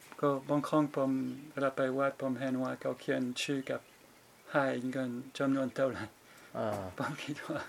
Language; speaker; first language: Thai; non-native, fluent; French